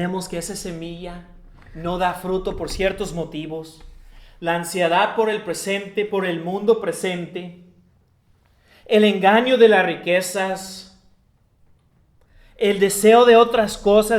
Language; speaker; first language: Spanish; non-native, fluent; English